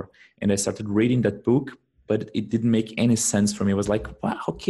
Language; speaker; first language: English; non-native, fluent; Portuguese